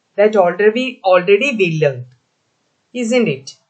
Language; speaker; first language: English; non-native, local second language; Malayalam